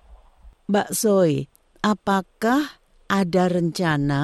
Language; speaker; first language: Indonesian; native; Indonesian